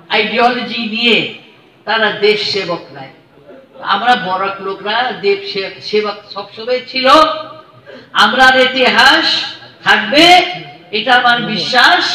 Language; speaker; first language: Bangla; non-native, local second language; Hindi